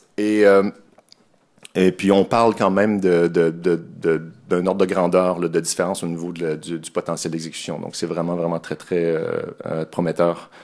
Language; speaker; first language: French; native; French